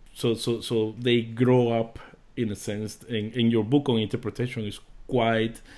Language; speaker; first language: English; early bilingual, other home language; Spanish